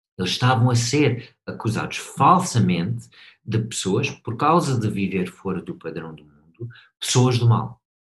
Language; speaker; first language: Portuguese; non-native, fluent; English